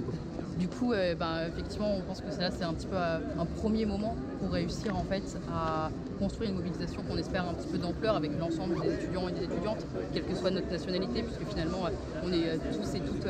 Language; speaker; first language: French; native; French